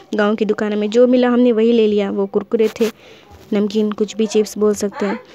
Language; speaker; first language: Hindi; non-native, local second language; Urdu